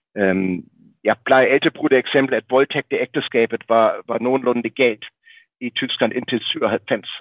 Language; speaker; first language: Danish; native; Danish